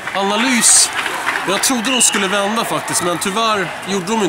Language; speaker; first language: Swedish; native; Swedish